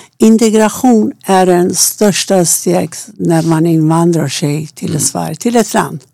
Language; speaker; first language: Swedish; non-native, fluent; Persian